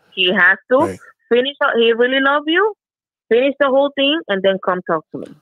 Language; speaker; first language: English; non-native, fluent; Spanish